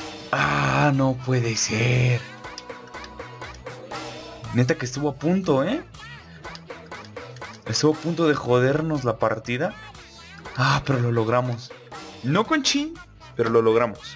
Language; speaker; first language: Spanish; native; Spanish